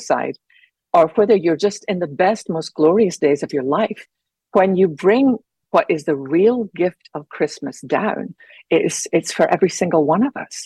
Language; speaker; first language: English; native; English